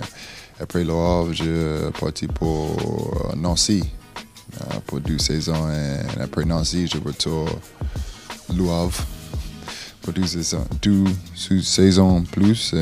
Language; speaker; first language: French; non-native, learner; Spanish